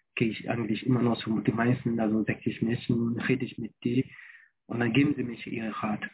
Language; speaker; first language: German; non-native, fluent; French